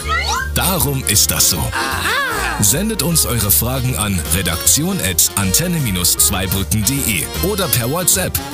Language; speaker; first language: German; native; German